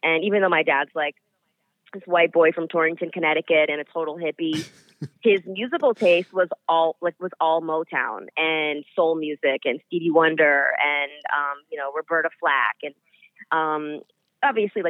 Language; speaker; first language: English; native; English